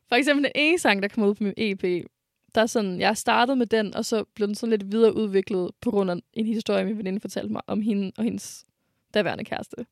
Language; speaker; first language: Danish; early bilingual, other home language; French